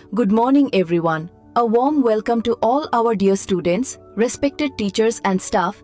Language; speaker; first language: English; non-native, local second language; Bangla